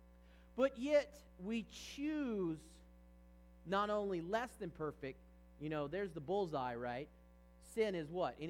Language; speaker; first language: English; native; English